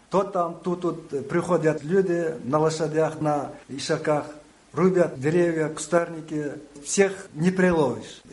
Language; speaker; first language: Russian; non-native, local second language; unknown